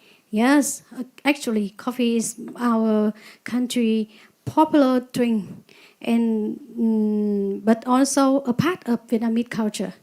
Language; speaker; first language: English; non-native, learner; Vietnamese